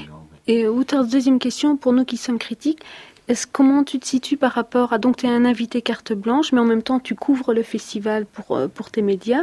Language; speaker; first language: French; native; French